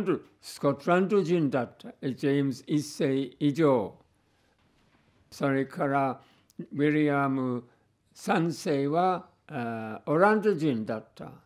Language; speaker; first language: Japanese; non-native, fluent; English